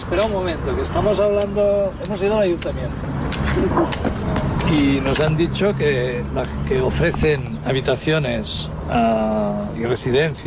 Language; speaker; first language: Spanish; native; Spanish